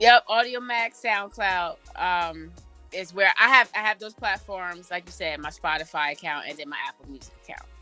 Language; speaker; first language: English; early bilingual, other home language; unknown